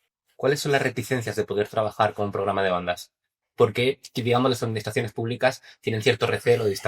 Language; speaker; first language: Spanish; native; Spanish